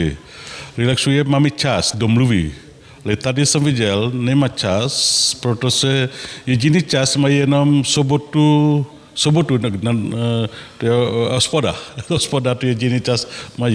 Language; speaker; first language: Czech; non-native, learner; Balinese